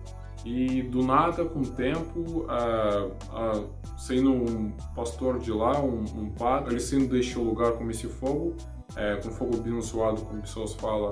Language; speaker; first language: Portuguese; non-native, learner; Russian